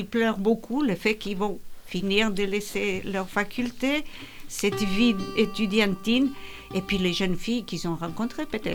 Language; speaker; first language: French; non-native, fluent; Portuguese